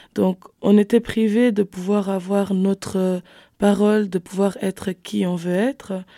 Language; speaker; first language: French; non-native, fluent; Kabuverdianu